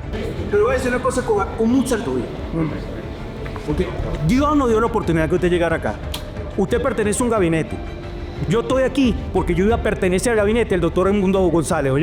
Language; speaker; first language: Spanish; native; Spanish